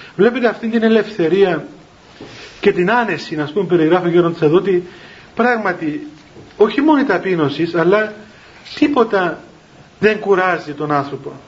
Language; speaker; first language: Greek; native; Greek